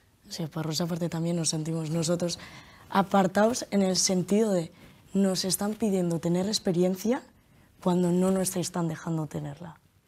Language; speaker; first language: Spanish; non-native, local second language; Basque